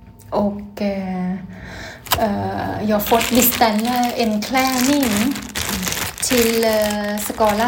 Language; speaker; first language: Swedish; non-native, learner; Thai